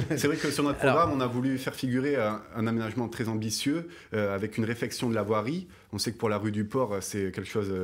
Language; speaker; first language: French; native; French